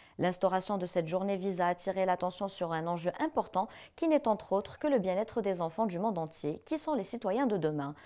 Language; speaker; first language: French; non-native, local second language; Arabic